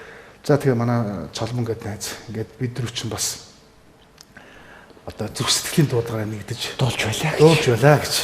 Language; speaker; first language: Mongolian; native; Mongolian